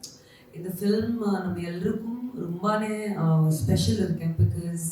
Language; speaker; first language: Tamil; non-native, learner; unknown